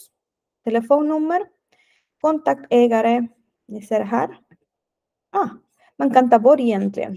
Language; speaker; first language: Swedish; non-native, fluent; Spanish